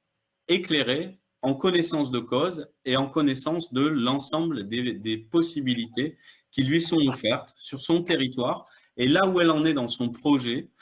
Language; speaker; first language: French; native; French